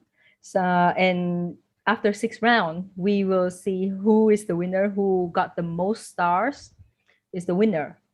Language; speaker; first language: English; non-native, fluent; Vietnamese